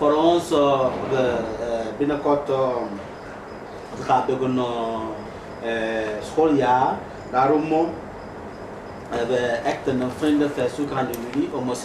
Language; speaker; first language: Dutch; non-native, learner; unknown